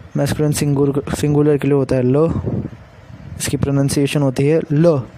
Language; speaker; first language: Hindi; native; Hindi